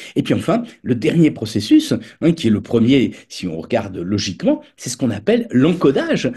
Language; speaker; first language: French; native; French